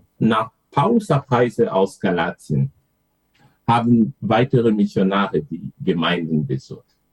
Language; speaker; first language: German; non-native, fluent; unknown